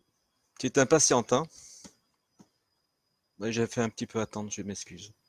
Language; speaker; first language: French; native; French